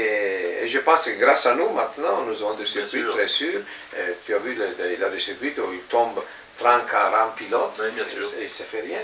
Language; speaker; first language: French; non-native, fluent; Italian